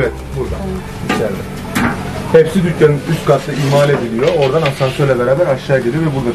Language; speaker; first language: Turkish; native; Turkish